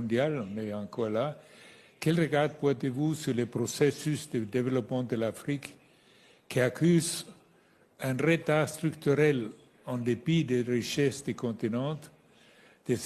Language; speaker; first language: French; non-native, fluent; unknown